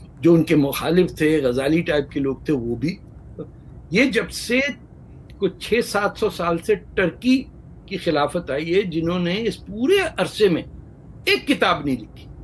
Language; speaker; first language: Urdu; native; Urdu